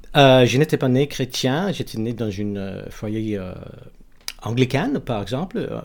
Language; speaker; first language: French; non-native, fluent; English